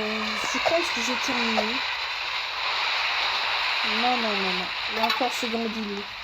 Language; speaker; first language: French; native; French